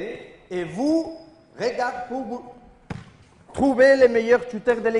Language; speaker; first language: French; non-native, learner; Spanish